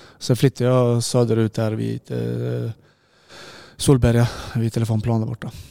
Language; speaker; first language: Swedish; non-native, fluent; Serbian